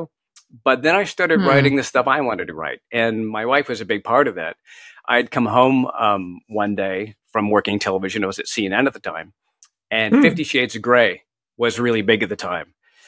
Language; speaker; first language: English; native; English